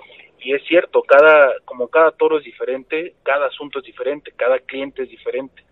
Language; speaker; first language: Spanish; native; Spanish